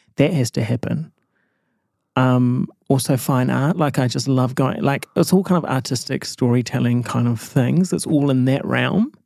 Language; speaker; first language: English; native; English